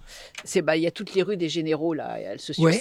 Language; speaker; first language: French; native; French